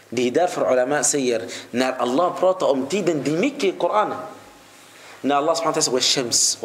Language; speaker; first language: Swedish; non-native, fluent; Arabic